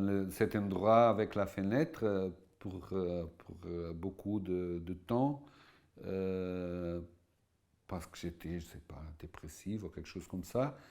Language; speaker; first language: French; non-native, fluent; Portuguese